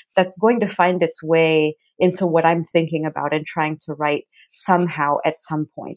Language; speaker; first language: English; native; English